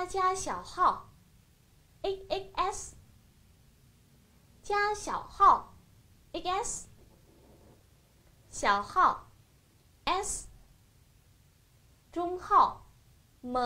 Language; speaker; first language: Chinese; non-native, fluent; Vietnamese